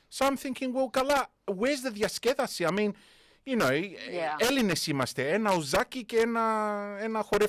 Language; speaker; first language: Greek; early bilingual, heritage; Greek